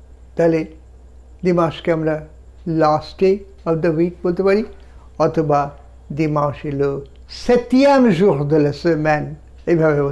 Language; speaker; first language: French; non-native, fluent; Bangla